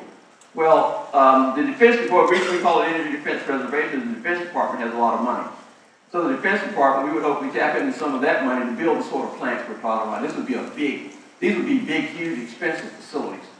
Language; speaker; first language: English; native; English